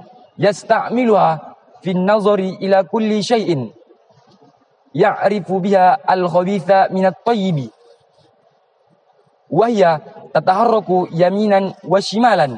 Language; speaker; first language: Arabic; non-native, learner; Indonesian